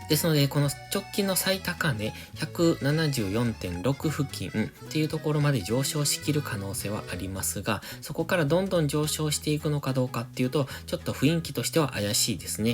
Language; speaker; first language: Japanese; native; Japanese